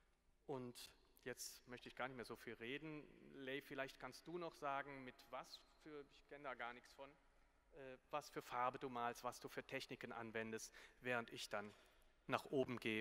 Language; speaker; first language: German; native; German